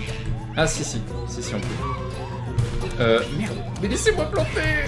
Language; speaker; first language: French; native; French